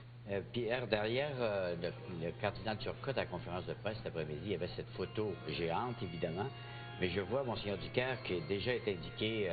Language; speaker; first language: French; native; French